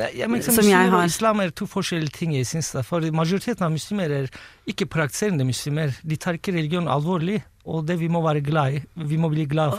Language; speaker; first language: Norwegian; non-native, fluent; Turkish